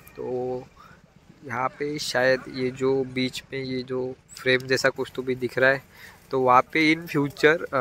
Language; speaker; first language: Hindi; non-native, local second language; Marathi